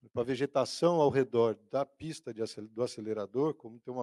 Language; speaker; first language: Portuguese; native; Portuguese